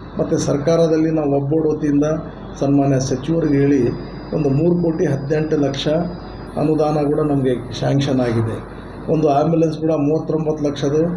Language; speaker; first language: Kannada; non-native, local second language; Urdu